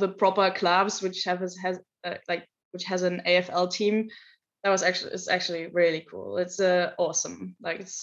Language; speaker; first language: English; non-native, fluent; German